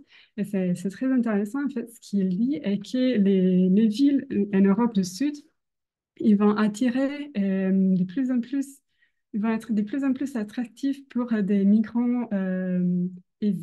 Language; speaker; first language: French; non-native, fluent; Italian